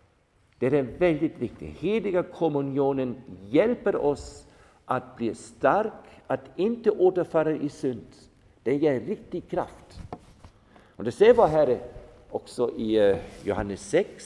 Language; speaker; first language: Swedish; non-native, fluent; German